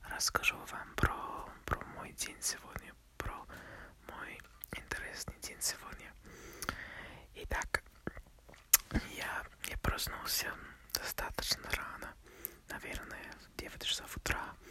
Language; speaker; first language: Russian; non-native, learner; English